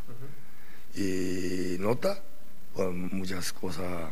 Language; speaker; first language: Spanish; non-native, learner; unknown